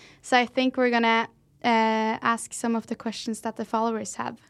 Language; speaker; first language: English; non-native, fluent; Norwegian